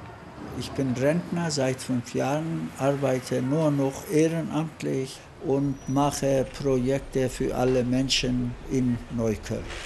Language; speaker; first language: German; non-native, fluent; Turkish